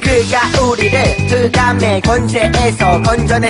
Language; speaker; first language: Korean; native; Korean